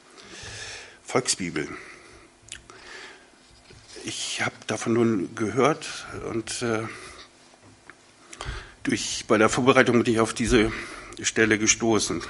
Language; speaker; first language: German; native; German